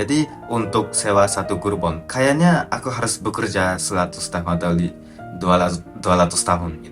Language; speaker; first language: Indonesian; non-native, fluent; Japanese